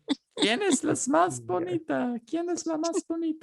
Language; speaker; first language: Spanish; non-native, fluent; English